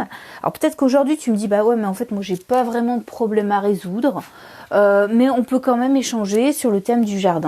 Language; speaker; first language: French; native; French